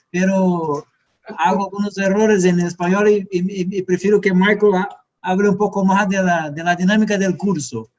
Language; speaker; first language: Spanish; non-native, fluent; Portuguese